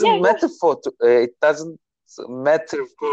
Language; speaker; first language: English; non-native, learner; Turkish